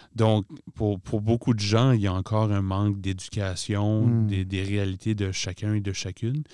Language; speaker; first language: French; native; French